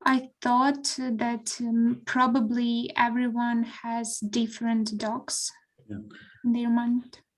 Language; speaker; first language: English; non-native, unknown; Ukrainian